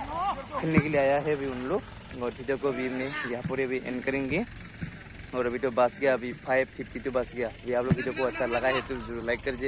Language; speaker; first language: Hindi; non-native, local second language; Bodo